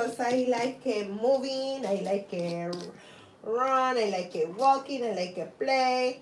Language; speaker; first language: English; non-native, learner; Spanish